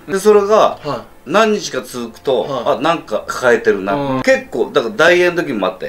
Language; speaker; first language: Japanese; native; Japanese